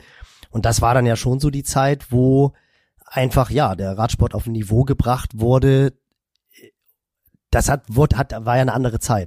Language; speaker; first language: German; native; German